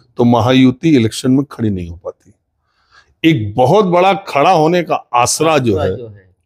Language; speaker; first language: Hindi; native; Hindi